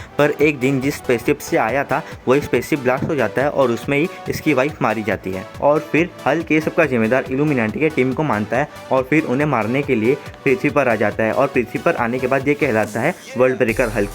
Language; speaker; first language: Hindi; native; Hindi